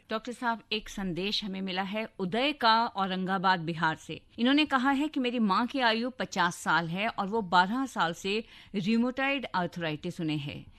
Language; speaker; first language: Hindi; native; Hindi